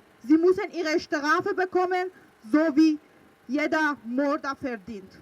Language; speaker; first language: German; early bilingual, other home language; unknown